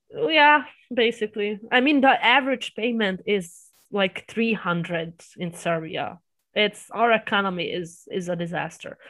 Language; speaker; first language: English; early bilingual, other home language; Serbian